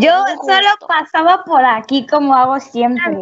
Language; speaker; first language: Spanish; native; Spanish